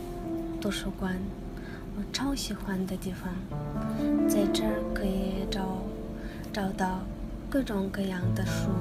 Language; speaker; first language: Chinese; non-native, learner; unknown